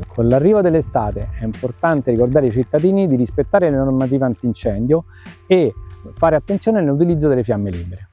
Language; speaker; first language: Italian; native; Italian